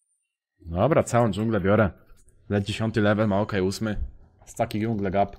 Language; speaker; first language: Polish; native; Polish